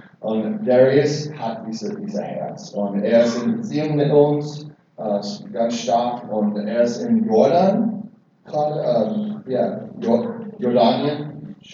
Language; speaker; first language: German; non-native, learner; English